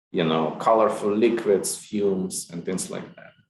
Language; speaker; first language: English; non-native, fluent; Ukrainian